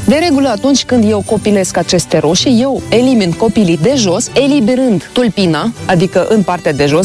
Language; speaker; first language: Romanian; native; Romanian